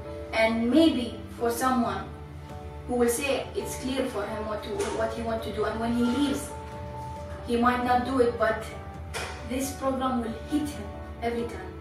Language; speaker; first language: English; non-native, fluent; Arabic